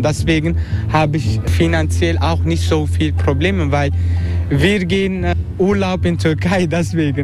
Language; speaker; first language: German; non-native, learner; Turkish